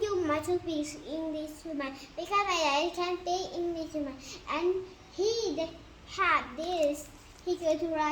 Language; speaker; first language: English; non-native, learner; Lao